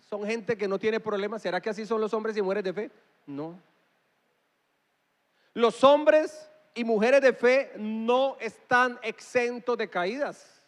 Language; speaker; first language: Spanish; native; Spanish